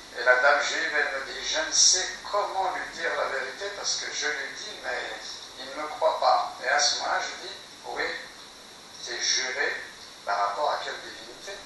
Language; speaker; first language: French; non-native, local second language; Kabyle